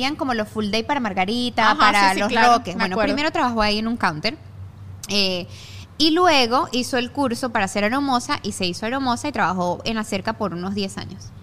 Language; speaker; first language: Spanish; native; Spanish